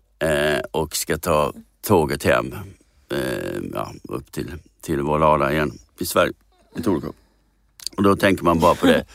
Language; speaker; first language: Swedish; native; Swedish